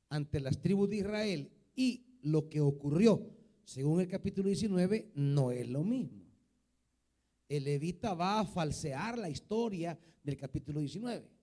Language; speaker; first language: Spanish; native; Spanish